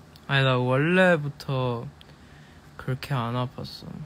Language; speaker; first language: Korean; non-native, fluent; Chinese